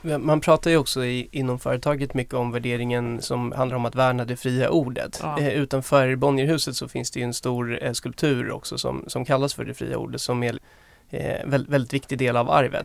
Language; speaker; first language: Swedish; native; Swedish